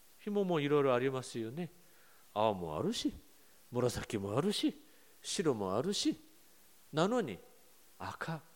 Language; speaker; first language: Japanese; non-native, fluent; Korean